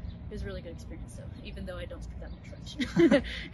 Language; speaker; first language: English; native; English